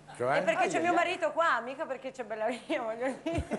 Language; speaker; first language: Italian; native; Italian